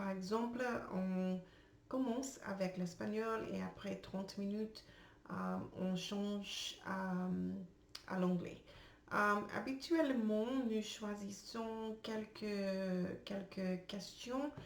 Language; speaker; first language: French; non-native, learner; English